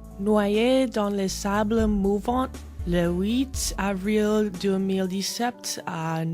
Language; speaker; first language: French; non-native, learner; English